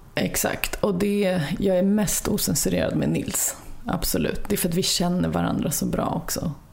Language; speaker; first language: Swedish; early bilingual, other home language; Lithuanian